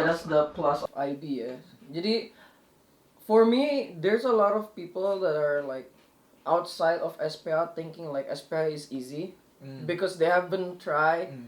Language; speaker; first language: English; non-native, local second language; Indonesian